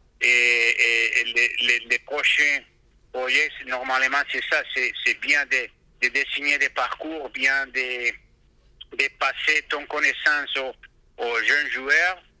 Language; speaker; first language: French; non-native, fluent; Spanish